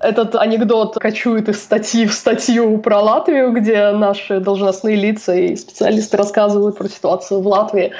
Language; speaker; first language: Russian; native; Russian